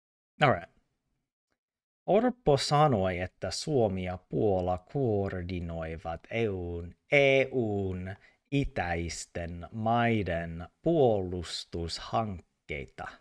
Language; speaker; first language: Finnish; non-native, learner; English